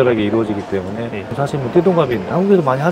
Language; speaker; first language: Korean; native; Korean